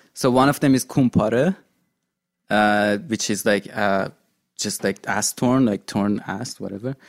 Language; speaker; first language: English; non-native, fluent; Portuguese